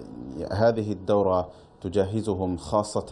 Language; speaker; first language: Arabic; non-native, fluent; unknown